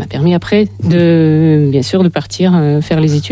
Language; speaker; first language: French; non-native, fluent; Russian